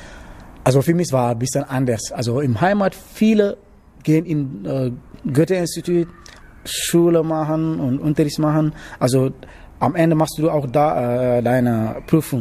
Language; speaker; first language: German; non-native, learner; Wolof